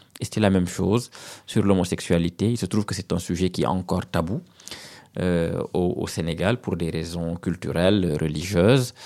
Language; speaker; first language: French; non-native, local second language; Serer